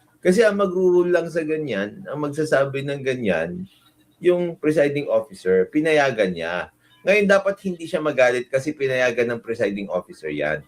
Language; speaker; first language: Filipino; non-native, local second language; Iloko